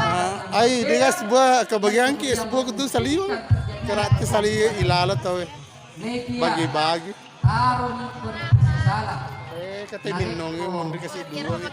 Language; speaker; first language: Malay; non-native, local second language; Buginese